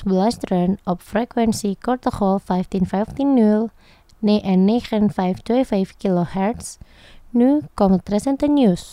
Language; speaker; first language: Dutch; non-native, fluent; Indonesian